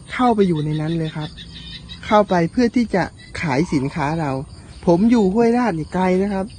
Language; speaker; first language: Thai; native; Thai